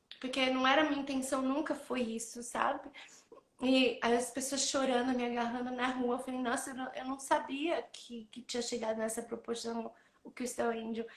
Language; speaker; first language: Portuguese; native; Portuguese